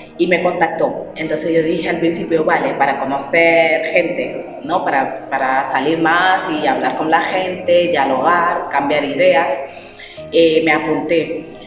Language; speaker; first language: Spanish; early bilingual, other home language; Wolof